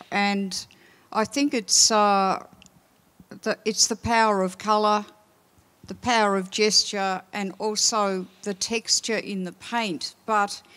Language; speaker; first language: English; native; English